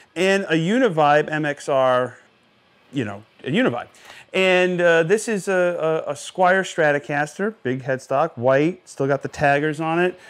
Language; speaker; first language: English; native; English